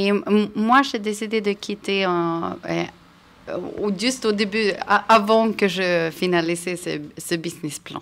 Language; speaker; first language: French; non-native, fluent; Swedish